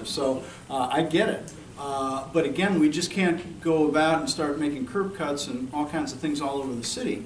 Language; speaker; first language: English; native; English